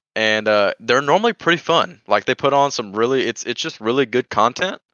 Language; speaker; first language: English; native; English